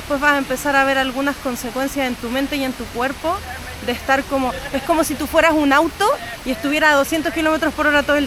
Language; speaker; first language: Spanish; native; Spanish